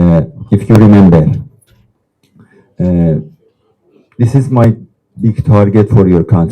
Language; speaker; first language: English; non-native, learner; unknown